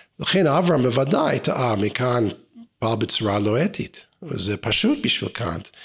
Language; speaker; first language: Hebrew; non-native, fluent; English